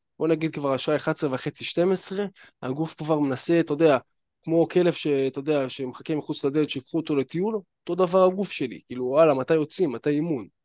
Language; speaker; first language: Hebrew; native; Hebrew